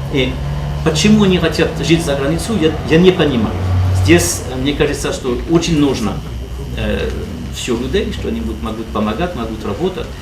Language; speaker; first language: Russian; non-native, learner; French